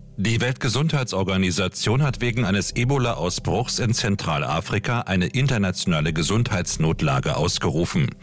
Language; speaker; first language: German; native; German